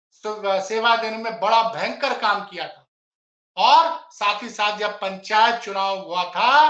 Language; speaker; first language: Hindi; native; Hindi